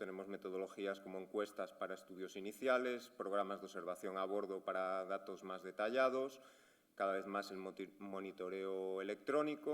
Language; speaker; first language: Spanish; native; Spanish